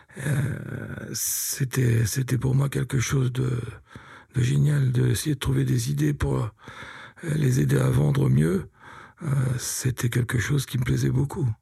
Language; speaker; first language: French; native; French